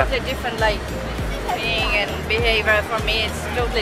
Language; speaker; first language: English; non-native, learner; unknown